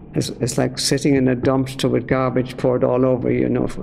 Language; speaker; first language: English; native; English